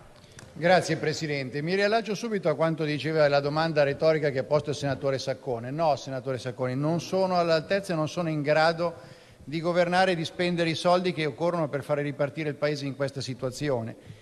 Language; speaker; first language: Italian; native; Italian